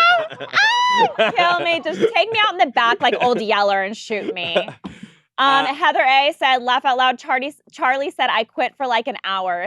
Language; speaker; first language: English; native; English